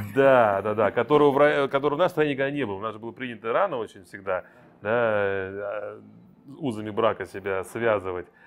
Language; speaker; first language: Russian; native; Russian